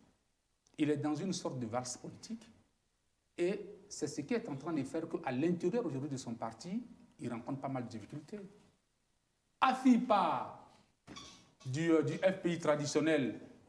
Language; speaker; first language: French; native; French